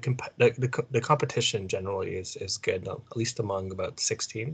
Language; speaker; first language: English; native; English